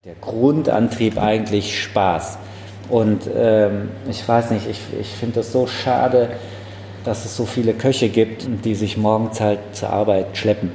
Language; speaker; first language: German; native; German